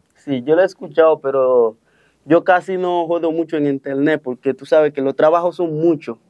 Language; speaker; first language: Spanish; non-native, fluent; Haitian Creole